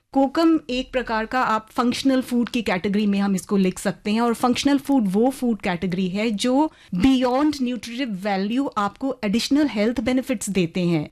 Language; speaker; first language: Hindi; native; Hindi